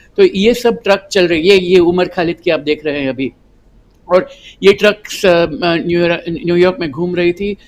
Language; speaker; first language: Hindi; non-native, local second language; Gujarati